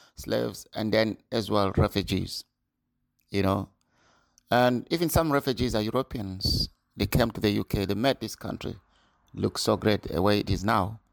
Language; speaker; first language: English; non-native, local second language; North Ndebele